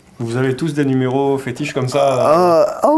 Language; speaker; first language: French; native; French